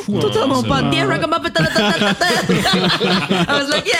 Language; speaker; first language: French; non-native, local second language; Dutch